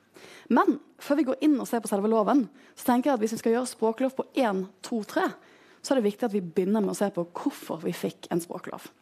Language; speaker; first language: Norwegian; native; Norwegian